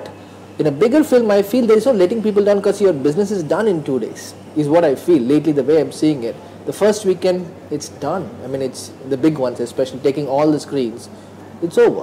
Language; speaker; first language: English; non-native, local second language; Hindi